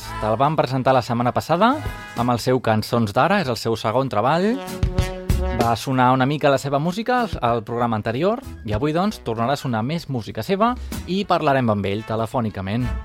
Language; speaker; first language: Catalan; native; Catalan